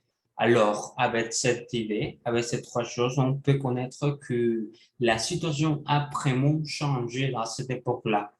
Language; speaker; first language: French; non-native, learner; Spanish